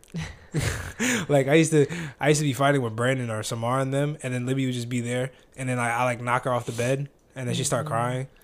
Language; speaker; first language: English; early bilingual, other home language; Filipino